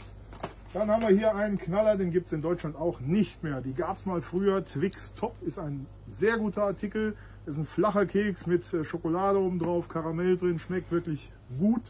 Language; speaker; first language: German; native; German